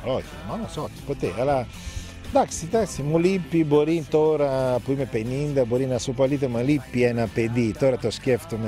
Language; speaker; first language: Greek; non-native, fluent; Italian